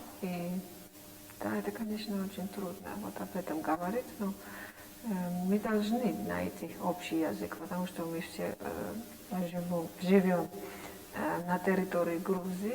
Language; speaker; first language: Russian; non-native, fluent; Dutch